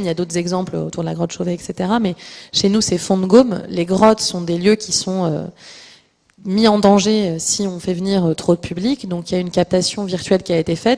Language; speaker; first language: French; native; French